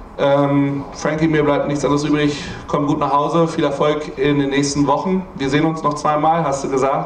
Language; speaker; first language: German; native; German